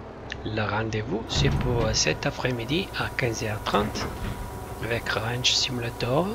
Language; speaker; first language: French; non-native, fluent; Italian